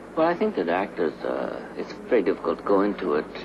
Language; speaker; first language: English; native; English